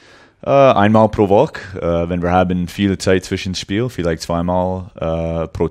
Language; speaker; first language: German; early bilingual, heritage; English